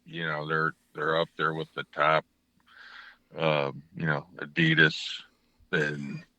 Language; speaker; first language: English; native; English